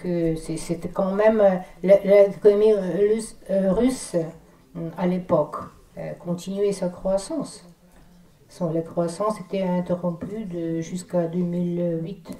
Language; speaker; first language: French; non-native, fluent; Russian